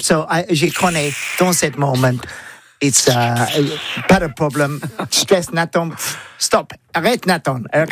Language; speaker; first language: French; non-native, learner; English